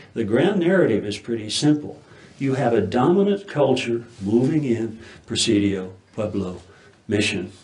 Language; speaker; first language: English; native; English